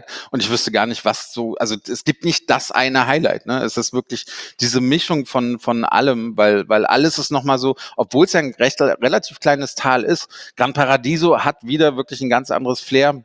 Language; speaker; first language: German; native; German